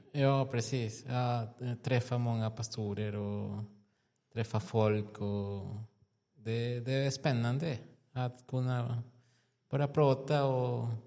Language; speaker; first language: Swedish; non-native, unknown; Spanish